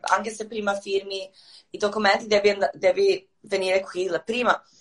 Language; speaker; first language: Italian; non-native, fluent; Croatian